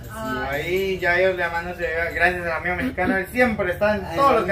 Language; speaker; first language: Spanish; native; Spanish